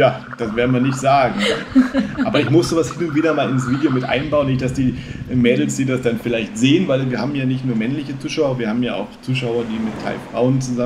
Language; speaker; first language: German; native; German